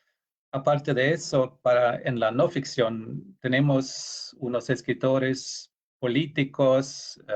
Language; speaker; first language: Spanish; non-native, fluent; Norwegian